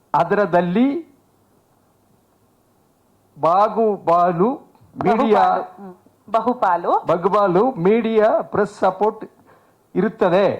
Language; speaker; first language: Kannada; non-native, learner; Tamil